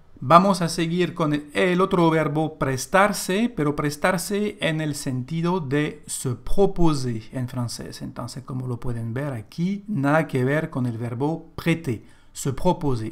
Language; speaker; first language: Spanish; non-native, fluent; French